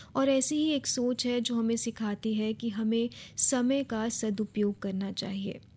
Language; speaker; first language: Hindi; native; Hindi